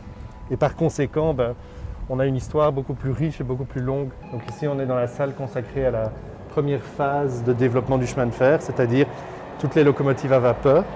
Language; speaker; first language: French; native; French